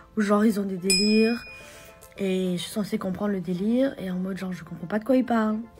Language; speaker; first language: French; native; French